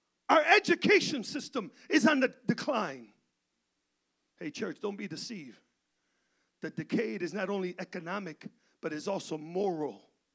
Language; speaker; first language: English; early bilingual, other home language; Spanish